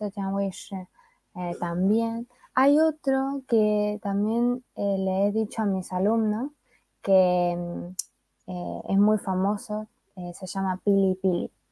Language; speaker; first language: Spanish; non-native, fluent; Chinese